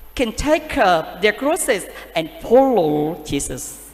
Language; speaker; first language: English; non-native, learner; Vietnamese